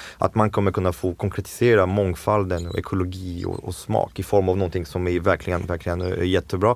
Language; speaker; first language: Swedish; non-native, fluent; French